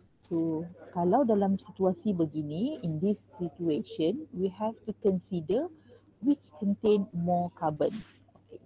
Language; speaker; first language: English; non-native, local second language; Malay